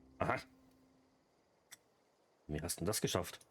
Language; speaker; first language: German; native; German